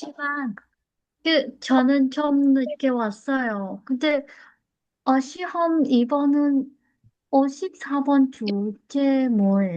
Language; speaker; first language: Korean; non-native, learner; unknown